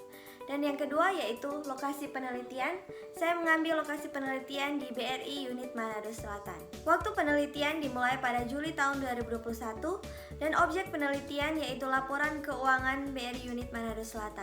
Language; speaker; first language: Indonesian; native; Indonesian